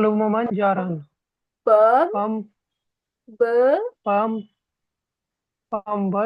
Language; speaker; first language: Indonesian; non-native, learner; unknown